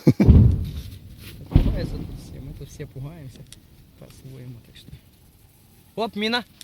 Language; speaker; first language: Russian; native; Russian